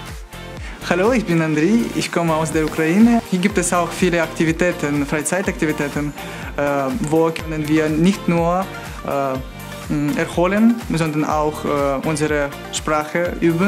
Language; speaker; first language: German; non-native, learner; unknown